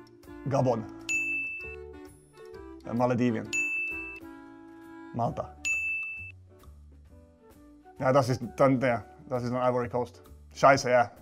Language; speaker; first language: German; non-native, fluent; Finnish